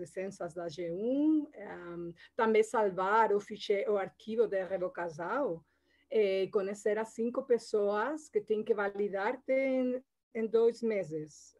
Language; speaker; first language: Portuguese; non-native, learner; Spanish